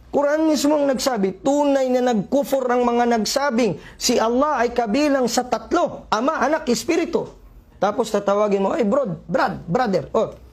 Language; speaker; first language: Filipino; non-native, local second language; Maranao